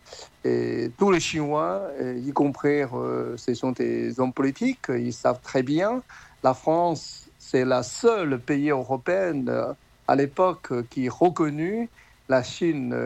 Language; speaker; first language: French; non-native, learner; Chinese